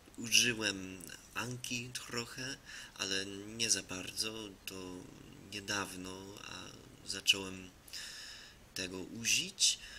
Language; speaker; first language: Polish; non-native, learner; English